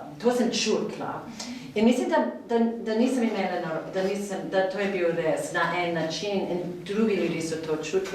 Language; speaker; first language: Slovenian; non-native, fluent; English